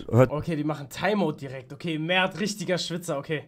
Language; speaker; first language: German; native; German